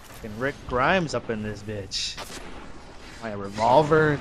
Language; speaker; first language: English; native; English